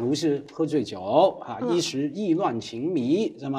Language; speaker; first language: Chinese; native; Chinese